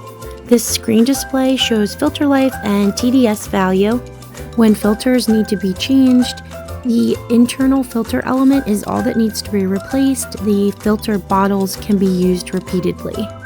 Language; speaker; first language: English; native; English